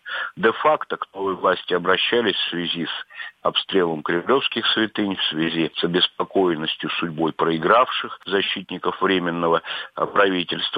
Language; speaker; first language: Russian; native; Russian